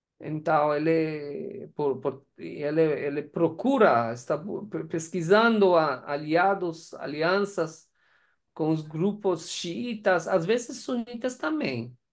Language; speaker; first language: Portuguese; non-native, learner; Persian